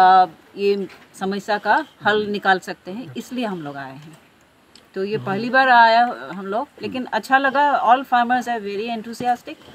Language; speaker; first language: Hindi; non-native, local second language; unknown